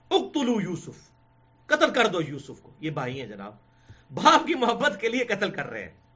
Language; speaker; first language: Urdu; non-native, local second language; Punjabi